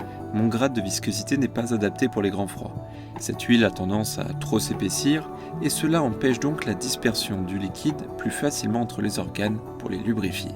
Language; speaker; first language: French; native; French